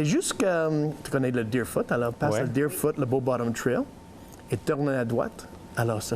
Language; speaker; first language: French; non-native, learner; English